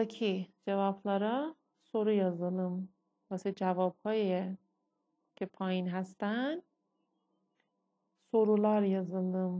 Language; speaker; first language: Turkish; non-native, fluent; Persian